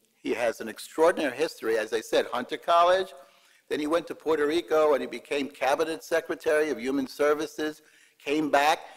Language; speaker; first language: English; early bilingual, other home language; Spanish